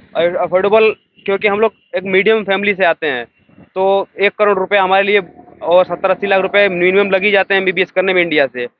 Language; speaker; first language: Hindi; native; Hindi